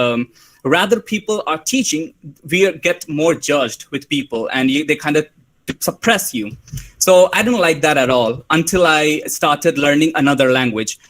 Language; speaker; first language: English; non-native, learner; Hindi